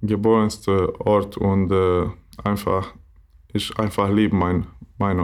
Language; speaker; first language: German; non-native, learner; Bosnian